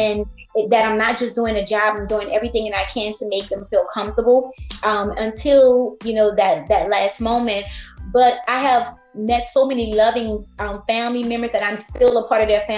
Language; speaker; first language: English; native; English